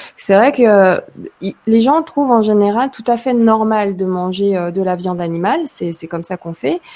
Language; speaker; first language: French; native; French